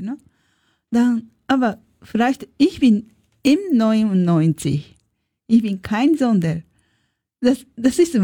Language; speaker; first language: German; non-native, learner; Japanese